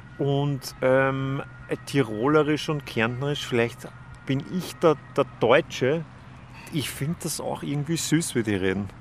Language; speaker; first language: German; native; German